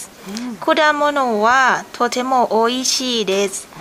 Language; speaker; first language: Japanese; non-native, learner; Thai